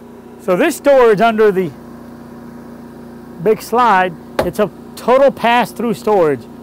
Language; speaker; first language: English; non-native, fluent; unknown